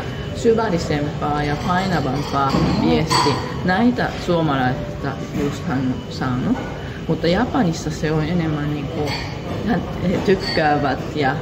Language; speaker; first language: Finnish; non-native, fluent; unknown